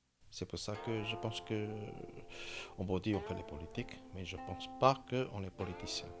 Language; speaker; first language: French; non-native, fluent; Chinese